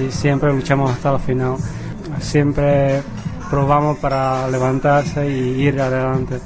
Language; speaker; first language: Spanish; non-native, fluent; Vietnamese